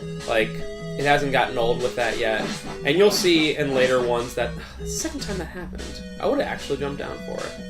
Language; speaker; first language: English; native; English